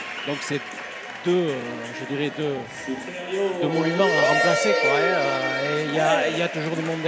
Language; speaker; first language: French; native; French